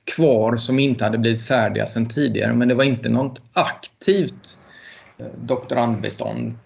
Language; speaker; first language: Swedish; native; Swedish